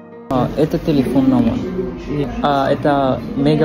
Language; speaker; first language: Russian; non-native, learner; Bangla